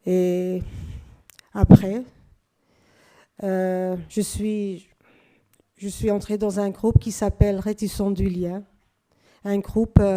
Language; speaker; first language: French; non-native, fluent; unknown